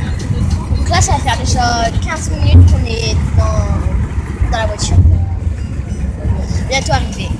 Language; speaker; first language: French; native; French